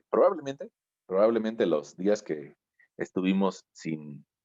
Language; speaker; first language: Spanish; native; Spanish